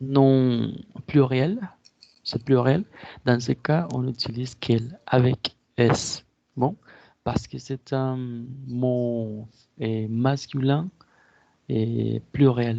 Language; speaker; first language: French; non-native, fluent; Spanish